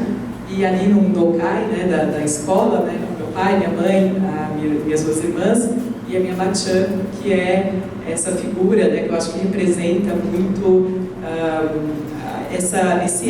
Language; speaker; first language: Portuguese; native; Portuguese